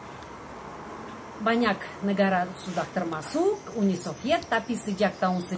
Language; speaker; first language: Indonesian; non-native, fluent; Russian